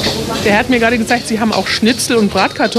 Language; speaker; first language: German; native; German